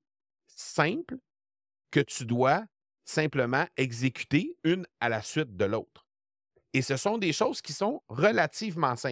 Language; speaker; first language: French; native; French